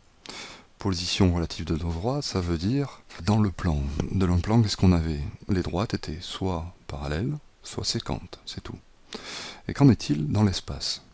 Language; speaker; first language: French; native; French